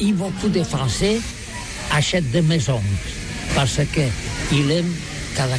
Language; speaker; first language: French; non-native, learner; Catalan